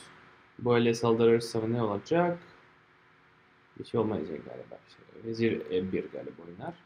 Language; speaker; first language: Turkish; non-native, fluent; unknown